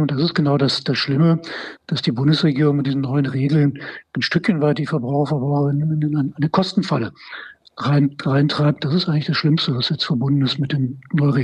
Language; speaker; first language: German; native; German